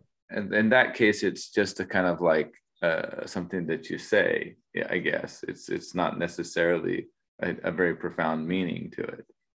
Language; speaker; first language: English; native; English